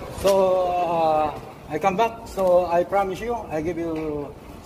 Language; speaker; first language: English; non-native, learner; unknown